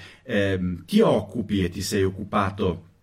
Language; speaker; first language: Italian; native; Italian